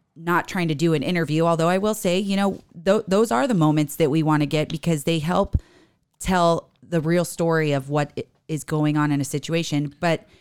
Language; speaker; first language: English; native; English